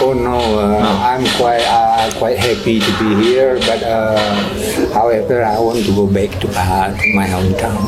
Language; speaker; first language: English; non-native, learner; Indonesian